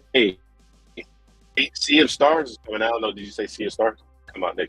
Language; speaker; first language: English; native; English